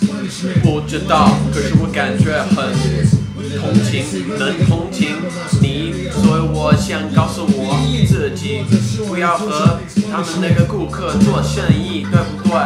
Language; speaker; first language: Chinese; non-native, fluent; English